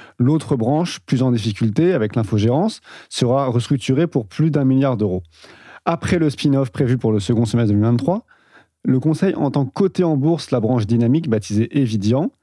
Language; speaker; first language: French; native; French